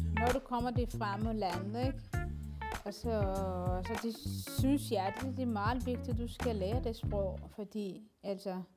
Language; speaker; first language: Danish; non-native, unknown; Somali